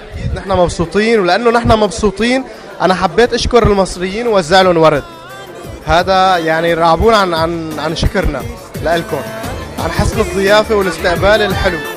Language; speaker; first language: Arabic; native; Arabic